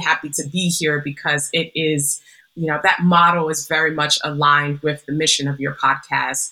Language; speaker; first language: English; native; English